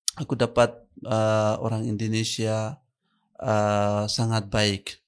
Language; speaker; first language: Indonesian; non-native, learner; Arabic